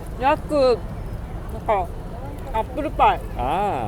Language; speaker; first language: Polish; non-native, learner; Japanese